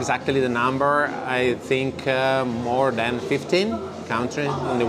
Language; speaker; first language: English; non-native, fluent; Italian